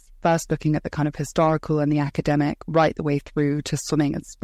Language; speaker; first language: English; native; English